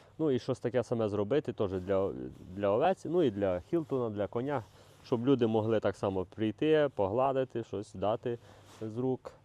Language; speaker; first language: Ukrainian; native; Ukrainian